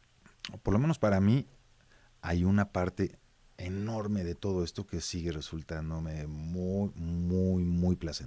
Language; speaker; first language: Spanish; native; Spanish